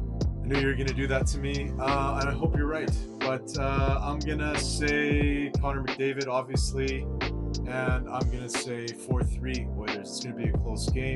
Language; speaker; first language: English; native; English